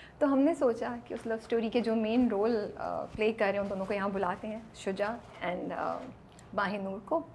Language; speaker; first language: Urdu; native; Urdu